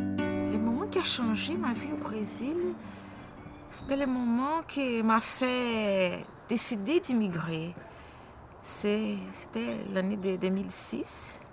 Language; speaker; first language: French; non-native, fluent; Portuguese